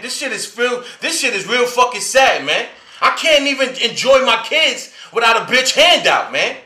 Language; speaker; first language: English; native; English